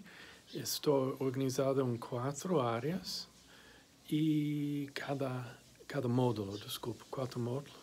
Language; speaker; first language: Portuguese; non-native, fluent; English